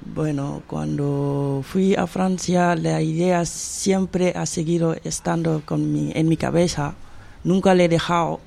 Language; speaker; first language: Spanish; non-native, fluent; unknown